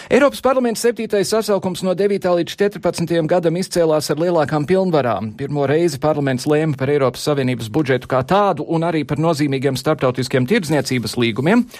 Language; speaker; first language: Latvian; early bilingual, heritage; Latvian